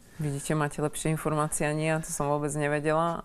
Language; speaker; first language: Slovak; native; Slovak